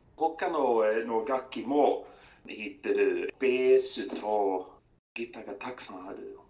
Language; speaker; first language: Japanese; non-native, learner; Swedish